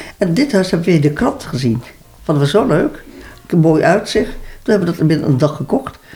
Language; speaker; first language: Dutch; early bilingual, other home language; Malay